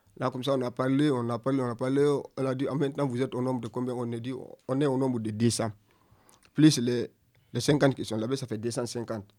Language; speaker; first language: French; non-native, local second language; Fula